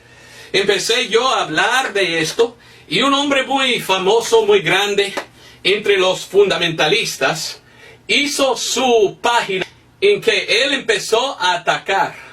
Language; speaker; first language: Spanish; non-native, fluent; English